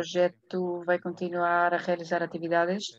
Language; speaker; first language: Spanish; non-native, fluent; Portuguese